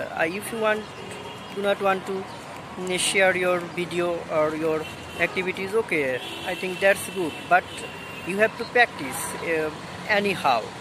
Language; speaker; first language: English; non-native, learner; Bangla